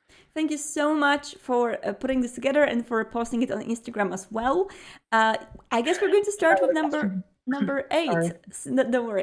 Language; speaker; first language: English; non-native, fluent; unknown